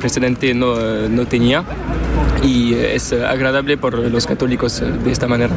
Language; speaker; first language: Spanish; non-native, learner; French